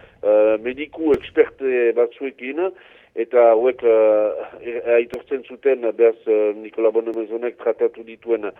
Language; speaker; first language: Basque; native; Basque